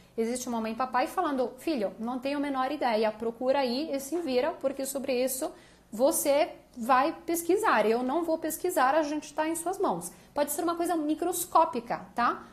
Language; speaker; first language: Portuguese; native; Portuguese